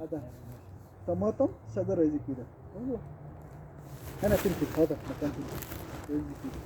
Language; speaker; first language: Arabic; non-native, learner; Urdu